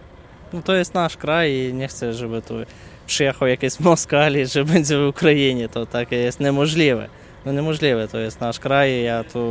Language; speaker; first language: Polish; non-native, learner; Ukrainian